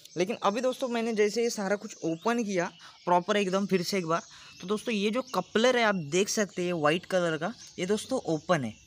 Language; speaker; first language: Hindi; non-native, local second language; Marathi